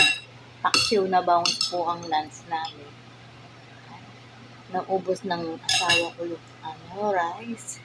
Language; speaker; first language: Filipino; native; Filipino